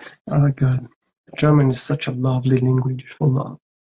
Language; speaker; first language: English; non-native, fluent; French